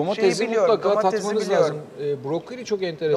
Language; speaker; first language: Turkish; native; Turkish